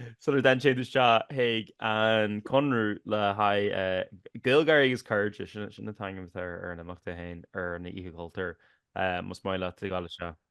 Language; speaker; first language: Irish; native; Irish